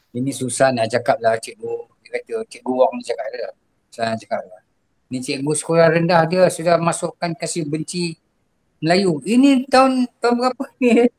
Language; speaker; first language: Malay; non-native, local second language; Javanese